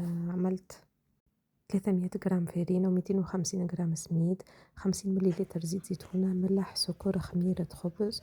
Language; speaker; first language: Arabic; native; Arabic